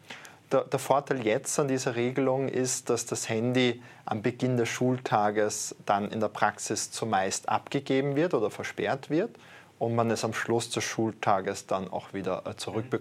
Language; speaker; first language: German; native; German